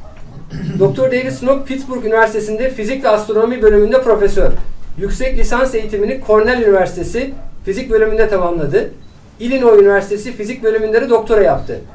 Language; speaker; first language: Turkish; native; Turkish